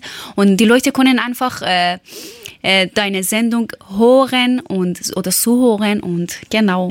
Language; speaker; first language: German; non-native, learner; Persian